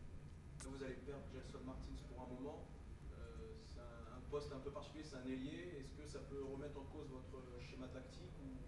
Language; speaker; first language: French; native; French